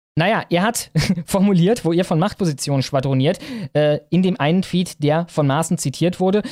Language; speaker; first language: German; native; German